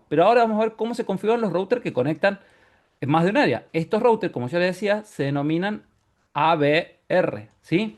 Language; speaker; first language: Spanish; native; Spanish